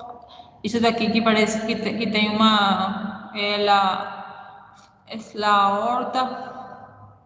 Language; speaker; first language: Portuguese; non-native, fluent; Spanish